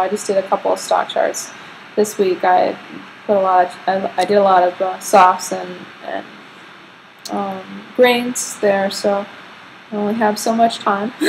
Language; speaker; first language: English; native; English